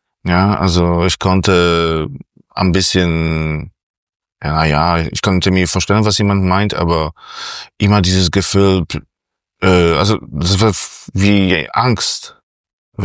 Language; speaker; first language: German; non-native, fluent; Polish